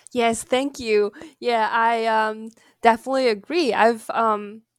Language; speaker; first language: English; non-native, fluent; Chinese